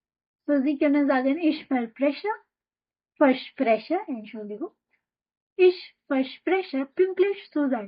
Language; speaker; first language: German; non-native, fluent; Hindi